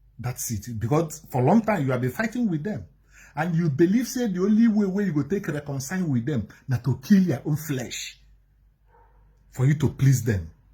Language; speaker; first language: Nigerian Pidgin; native; Nigerian Pidgin